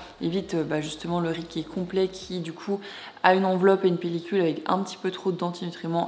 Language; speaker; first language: French; native; French